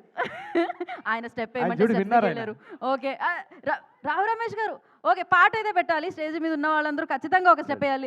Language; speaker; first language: Telugu; native; Telugu